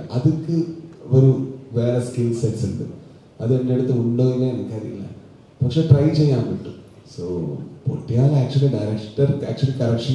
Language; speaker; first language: Malayalam; non-native, learner; Kannada